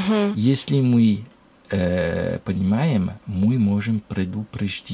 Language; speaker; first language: Russian; non-native, learner; French